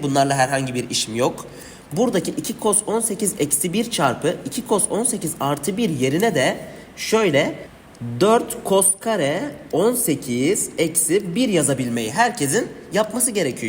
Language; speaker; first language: Turkish; native; Turkish